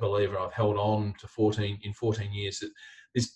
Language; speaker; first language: English; native; English